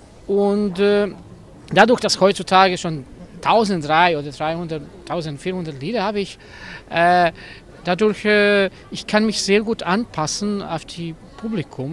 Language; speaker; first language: German; non-native, learner; Croatian